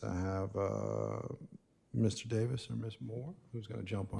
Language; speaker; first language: English; native; English